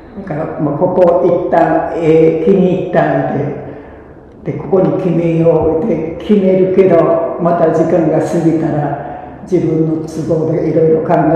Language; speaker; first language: Japanese; early bilingual, other home language; Korean